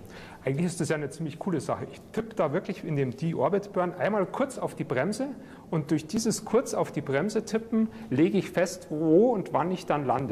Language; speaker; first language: German; native; German